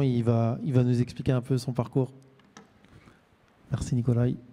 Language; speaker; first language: French; native; French